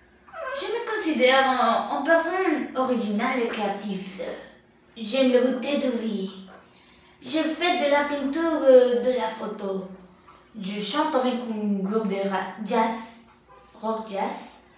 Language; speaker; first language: French; non-native, learner; Spanish